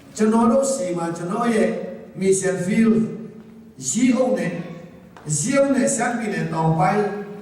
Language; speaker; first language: Burmese; non-native, local second language; Tedim Chin